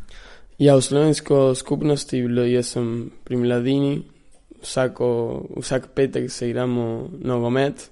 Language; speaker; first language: Slovenian; early bilingual, heritage; Slovenian